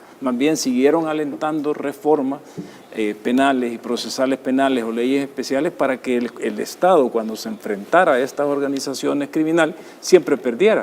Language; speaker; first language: Spanish; native; Spanish